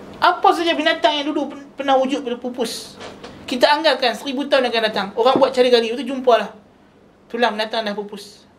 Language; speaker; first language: Malay; native; Malay